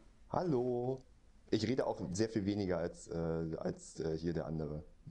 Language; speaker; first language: German; native; German